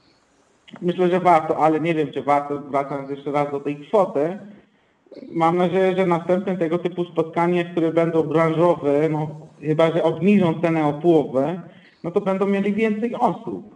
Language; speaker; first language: Polish; non-native, fluent; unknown